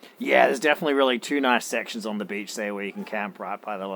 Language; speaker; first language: English; native; English